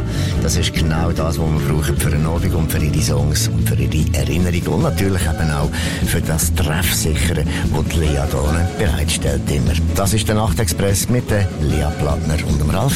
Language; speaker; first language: German; native; German